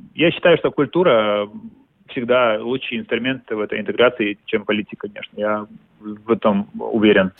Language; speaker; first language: Russian; non-native, local second language; Latvian